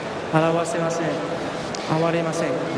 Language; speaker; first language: Japanese; non-native, learner; French